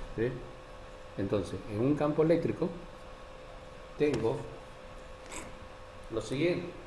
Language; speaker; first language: Spanish; native; Spanish